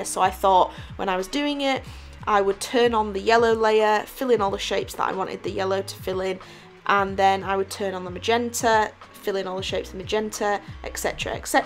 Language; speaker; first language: English; native; English